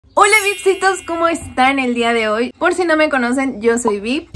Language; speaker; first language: Spanish; native; Spanish